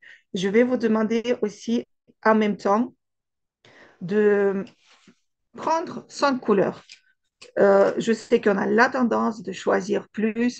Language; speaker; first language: French; non-native, fluent; Russian